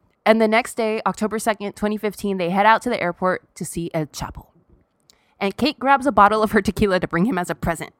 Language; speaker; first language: English; native; English